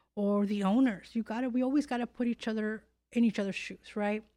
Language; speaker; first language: English; native; English